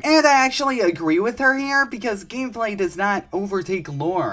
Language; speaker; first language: English; native; English